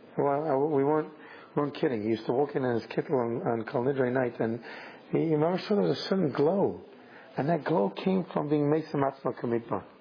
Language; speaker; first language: English; native; English